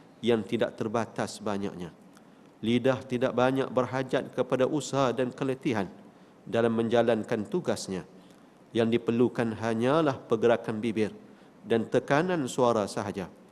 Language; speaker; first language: Malay; native; Malay